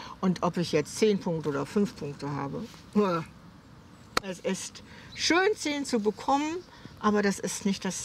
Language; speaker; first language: German; native; German